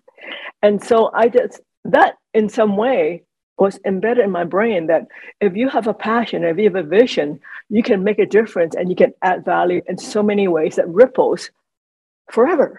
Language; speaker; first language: English; non-native, local second language; Cantonese